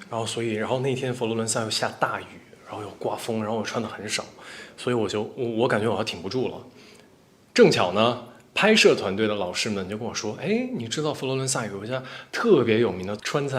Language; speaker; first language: Chinese; native; Chinese